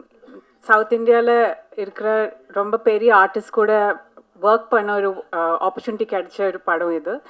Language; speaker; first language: Tamil; non-native, fluent; Malayalam